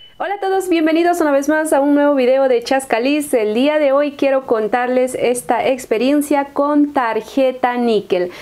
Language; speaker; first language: Spanish; native; Spanish